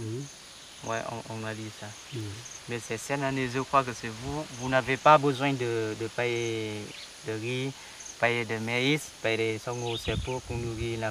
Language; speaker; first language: French; non-native, learner; Vietnamese